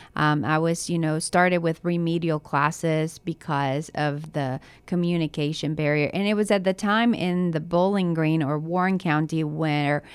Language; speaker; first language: English; early bilingual, other home language; Spanish